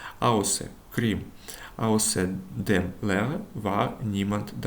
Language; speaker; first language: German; non-native, learner; Ukrainian